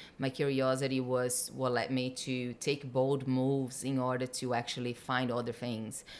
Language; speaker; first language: English; non-native, fluent; Portuguese